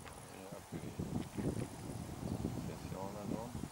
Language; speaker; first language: French; non-native, learner; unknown